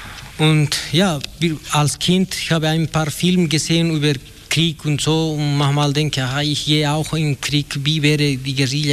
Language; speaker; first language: German; non-native, learner; Spanish